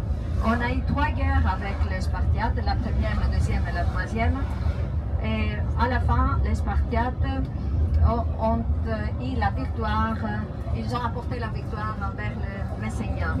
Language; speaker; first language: French; non-native, fluent; Greek